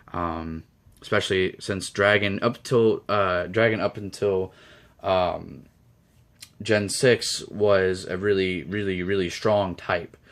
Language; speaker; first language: English; native; English